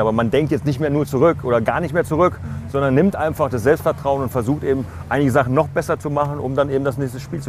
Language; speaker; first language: German; native; German